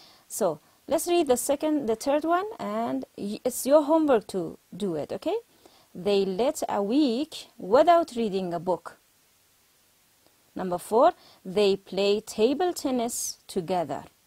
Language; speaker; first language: English; non-native, fluent; Persian